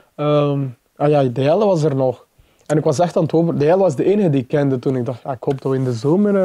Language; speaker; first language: Dutch; non-native, fluent; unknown